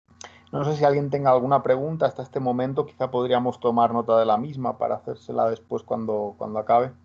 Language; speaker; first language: Spanish; native; Spanish